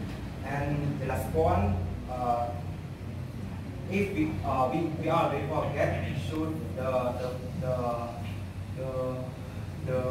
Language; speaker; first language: English; non-native, learner; Khmer